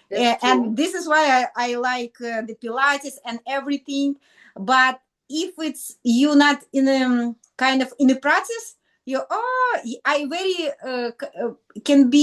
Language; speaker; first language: English; non-native, learner; Russian